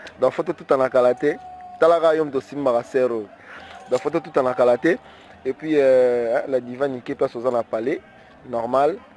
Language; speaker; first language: French; non-native, local second language; Lingala